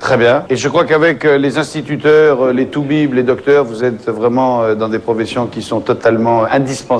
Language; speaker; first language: French; native; French